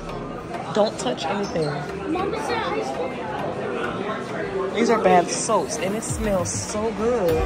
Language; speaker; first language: English; native; English